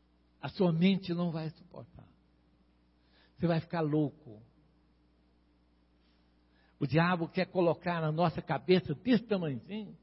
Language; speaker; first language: Portuguese; native; Portuguese